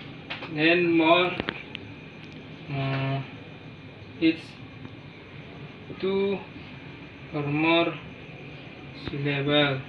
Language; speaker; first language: English; non-native, learner; Indonesian